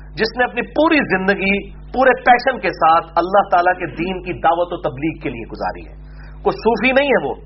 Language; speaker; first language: Urdu; non-native, local second language; Punjabi